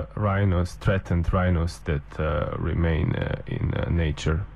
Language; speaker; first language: English; non-native, fluent; Slovenian